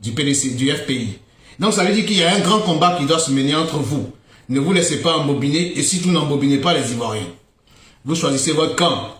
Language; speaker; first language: French; native; French